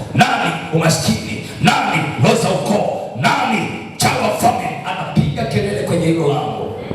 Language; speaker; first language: Swahili; native; Swahili